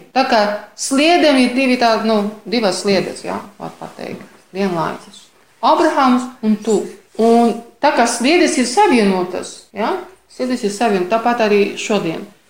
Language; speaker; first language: Latvian; non-native, fluent; Polish